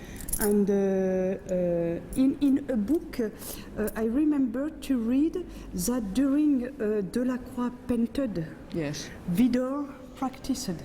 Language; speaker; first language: English; non-native, learner; French